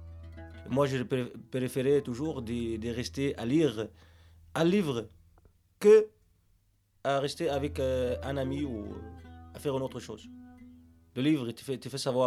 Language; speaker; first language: French; non-native, learner; Arabic